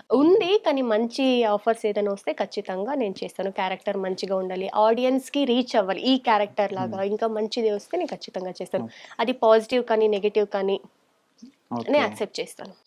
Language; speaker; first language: Telugu; non-native, local second language; Kannada